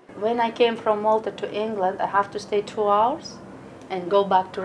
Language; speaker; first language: English; non-native, learner; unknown